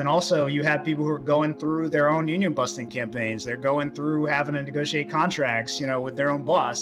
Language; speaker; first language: English; native; English